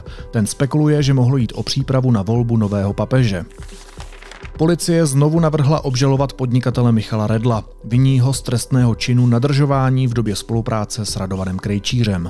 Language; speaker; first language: Czech; native; Czech